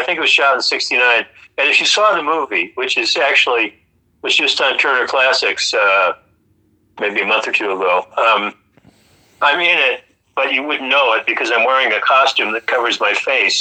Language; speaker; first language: English; native; English